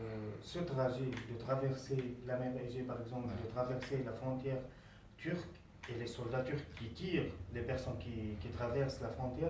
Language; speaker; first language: French; non-native, fluent; Arabic